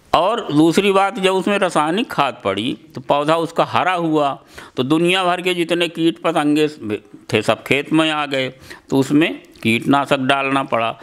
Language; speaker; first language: Hindi; native; Hindi